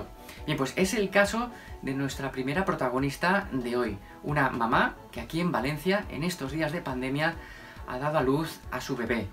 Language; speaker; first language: Spanish; native; Spanish